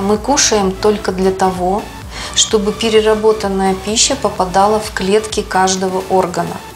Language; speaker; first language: Russian; native; Russian